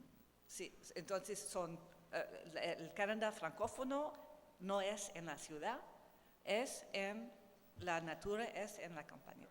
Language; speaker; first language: Spanish; non-native, learner; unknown